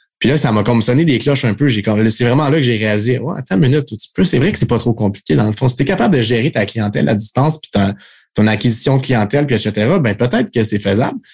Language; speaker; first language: French; native; French